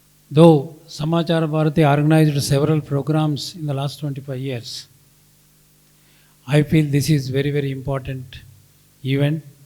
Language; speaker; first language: English; non-native, local second language; Telugu